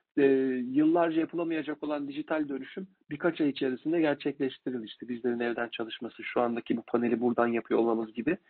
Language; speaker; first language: Turkish; native; Turkish